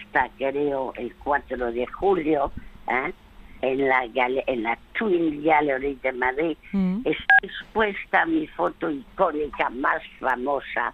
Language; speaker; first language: Spanish; early bilingual, other home language; French